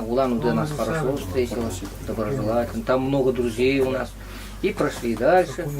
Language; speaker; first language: Russian; native; Russian